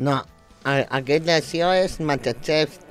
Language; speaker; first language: Catalan; non-native, local second language; Spanish